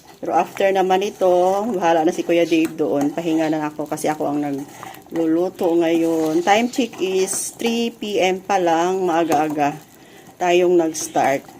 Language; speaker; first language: Filipino; native; Filipino